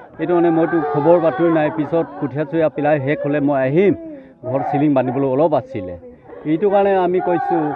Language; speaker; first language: Assamese; non-native, local second language; Karbi